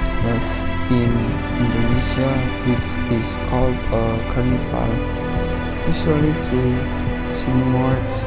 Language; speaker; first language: English; non-native, learner; Indonesian